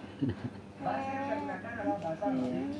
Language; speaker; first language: Indonesian; non-native, local second language; Balinese